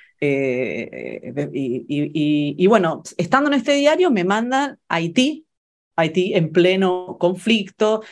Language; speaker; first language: Spanish; early bilingual, other home language; Italian